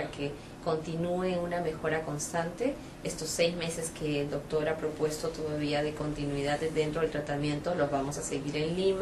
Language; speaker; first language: Spanish; native; Spanish